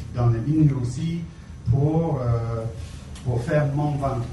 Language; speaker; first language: French; non-native, fluent; English